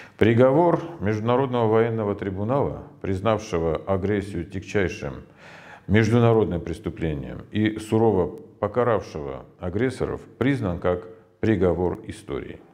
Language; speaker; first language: Russian; non-native, local second language; Armenian